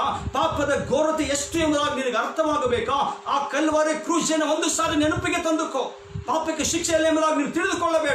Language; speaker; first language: Kannada; native; Kannada